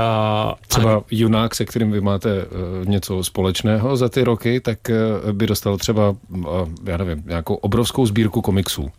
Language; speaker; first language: Czech; native; Czech